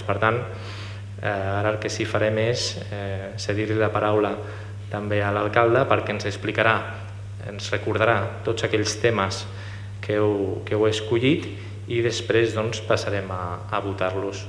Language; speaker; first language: Catalan; native; Catalan